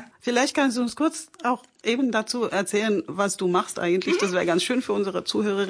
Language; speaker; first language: German; non-native, fluent; French